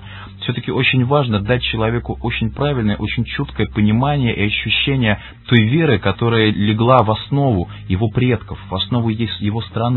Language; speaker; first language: Russian; native; Russian